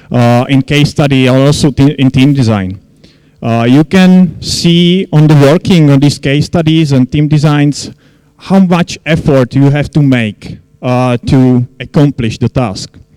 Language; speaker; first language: English; non-native, fluent; Czech